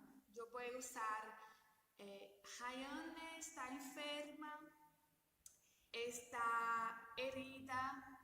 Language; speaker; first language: Spanish; non-native, learner; Portuguese